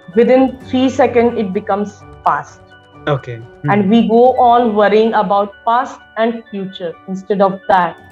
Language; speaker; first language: English; non-native, local second language; Marathi